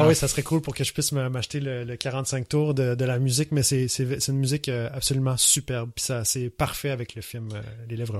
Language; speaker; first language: French; native; French